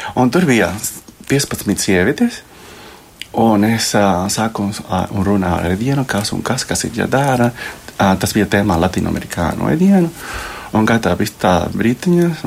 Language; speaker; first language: Latvian; non-native, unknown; Spanish